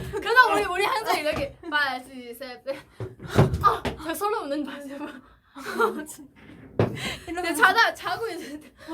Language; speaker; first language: Korean; non-native, learner; Chinese